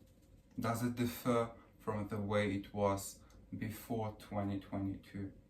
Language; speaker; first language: English; early bilingual, other home language; Russian